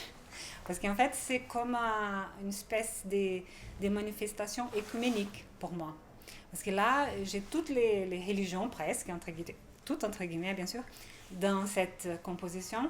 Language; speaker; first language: French; non-native, fluent; Portuguese